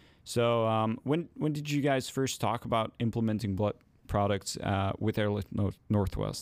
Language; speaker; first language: English; non-native, fluent; Dutch